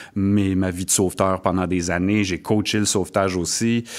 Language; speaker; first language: French; native; French